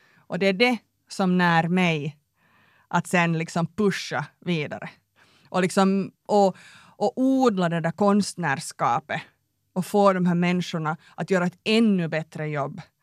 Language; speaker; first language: Swedish; native; Swedish